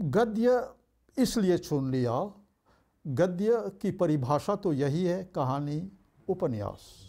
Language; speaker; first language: Hindi; early bilingual, heritage; Bhojpuri